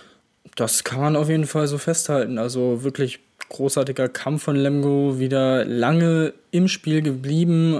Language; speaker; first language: German; native; German